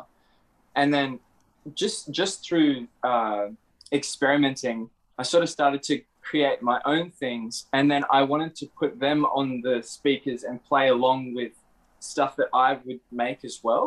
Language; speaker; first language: English; native; English